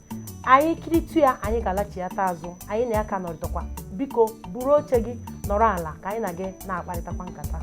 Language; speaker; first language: Igbo; native; Igbo